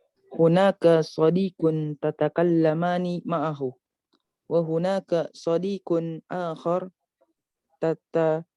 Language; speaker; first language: Arabic; non-native, learner; Indonesian